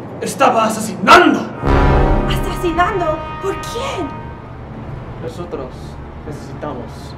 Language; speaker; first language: Spanish; non-native, learner; English